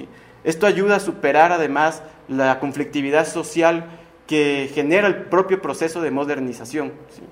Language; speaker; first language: Spanish; native; Spanish